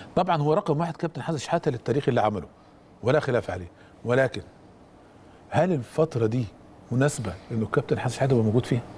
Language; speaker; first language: Egyptian Arabic; native; Egyptian Arabic